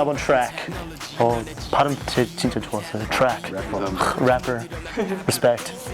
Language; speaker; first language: Korean; non-native, fluent; English